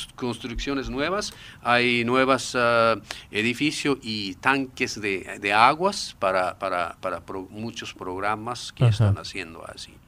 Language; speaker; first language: Spanish; non-native, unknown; Japanese